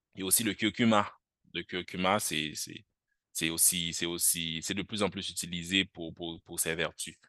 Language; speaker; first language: French; non-native, local second language; Haitian Creole